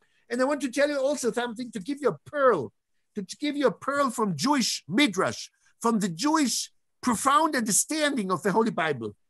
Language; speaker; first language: English; non-native, fluent; Hebrew